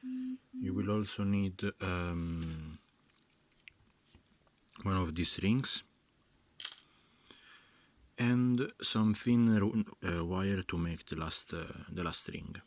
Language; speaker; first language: English; non-native, fluent; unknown